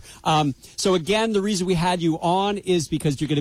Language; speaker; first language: English; native; English